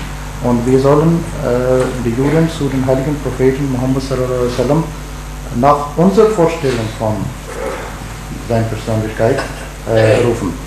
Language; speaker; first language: German; non-native, learner; Urdu